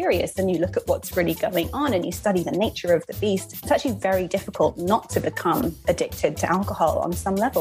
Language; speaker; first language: English; native; English